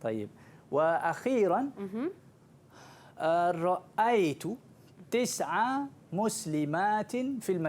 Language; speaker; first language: Arabic; non-native, fluent; Malay